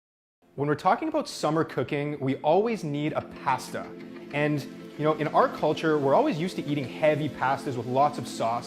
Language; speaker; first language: English; native; English